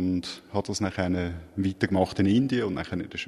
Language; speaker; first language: German; native; German